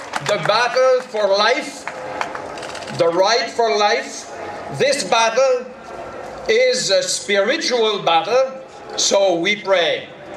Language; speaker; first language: English; non-native, fluent; French